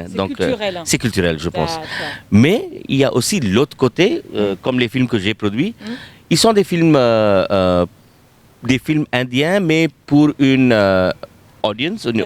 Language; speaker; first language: French; non-native, fluent; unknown